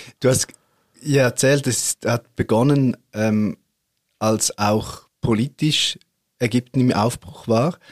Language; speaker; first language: German; native; German